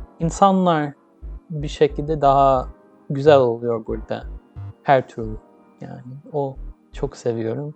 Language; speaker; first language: Turkish; early bilingual, heritage; English